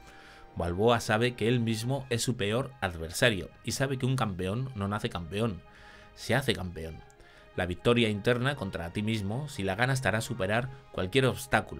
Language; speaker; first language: Spanish; native; Spanish